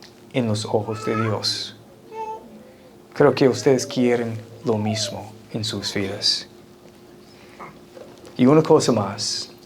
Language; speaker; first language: Spanish; non-native, fluent; English